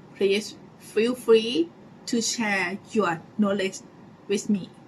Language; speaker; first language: English; non-native, learner; Thai